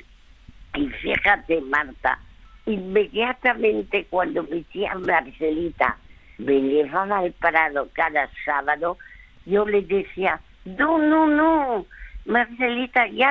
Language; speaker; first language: Spanish; early bilingual, other home language; French